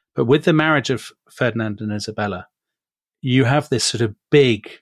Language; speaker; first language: English; native; English